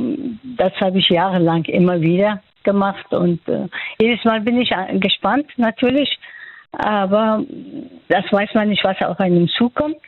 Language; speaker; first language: German; non-native, fluent; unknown